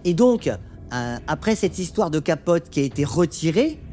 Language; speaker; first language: French; native; French